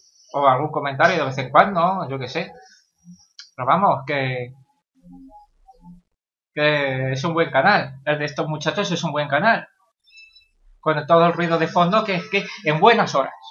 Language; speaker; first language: Spanish; native; Spanish